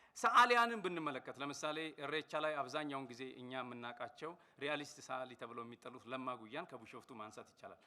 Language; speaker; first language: Amharic; non-native, local second language; Oromo